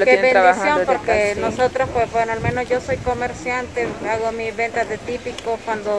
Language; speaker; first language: Spanish; native; Spanish